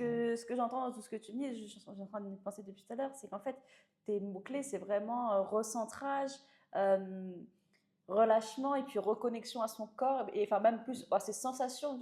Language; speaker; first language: French; native; French